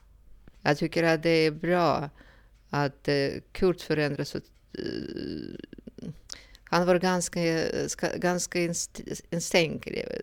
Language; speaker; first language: Swedish; non-native, fluent; Russian